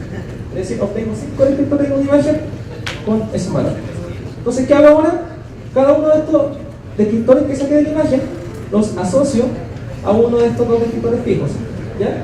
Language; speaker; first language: Spanish; native; Spanish